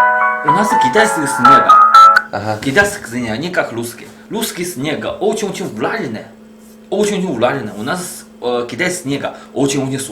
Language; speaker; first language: Russian; non-native, learner; Chinese